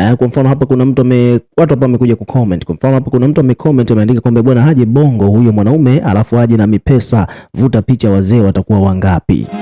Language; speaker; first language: Swahili; native; Swahili